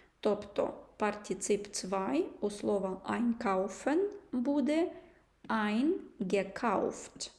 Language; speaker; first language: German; non-native, fluent; Ukrainian